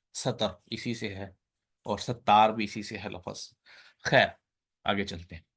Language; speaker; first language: Urdu; native; Urdu